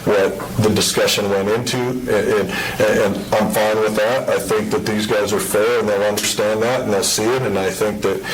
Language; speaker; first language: English; native; English